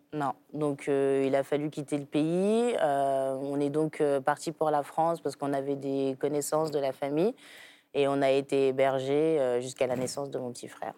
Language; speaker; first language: French; early bilingual, other home language; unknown